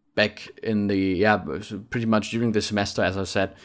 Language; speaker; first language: English; non-native, fluent; German